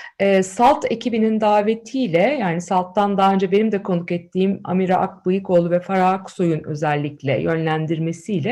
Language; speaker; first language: Turkish; native; Turkish